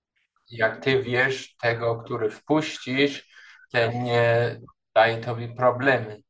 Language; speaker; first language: Polish; non-native, learner; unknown